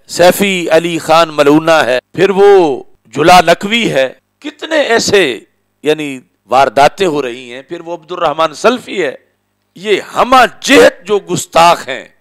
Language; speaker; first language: Urdu; non-native, local second language; Punjabi